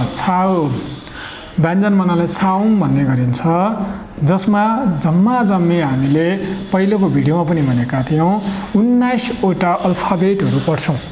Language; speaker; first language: Nepali; non-native, local second language; Eastern Tamang